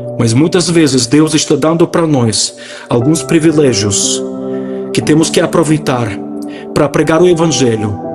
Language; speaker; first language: Portuguese; non-native, fluent; Ukrainian